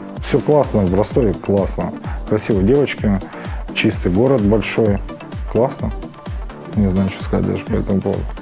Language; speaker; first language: Russian; native; Russian